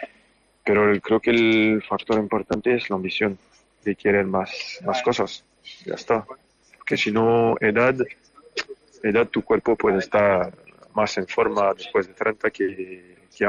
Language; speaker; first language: Spanish; non-native, fluent; French